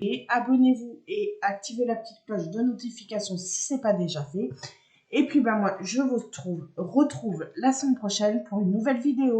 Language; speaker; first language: French; native; French